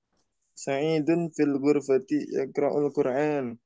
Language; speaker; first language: Arabic; non-native, learner; Indonesian